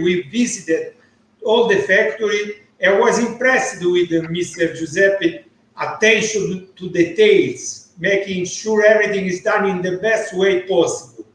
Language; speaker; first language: English; non-native, learner; Italian